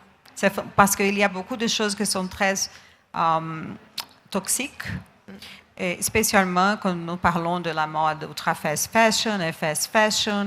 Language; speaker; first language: French; non-native, learner; Portuguese